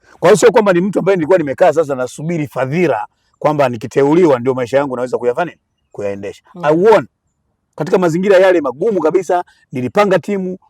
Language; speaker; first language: Swahili; native; Swahili